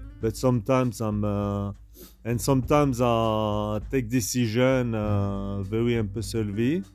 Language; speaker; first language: English; non-native, learner; French